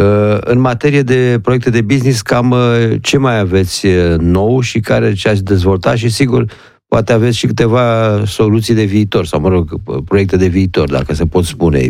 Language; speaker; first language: Romanian; native; Romanian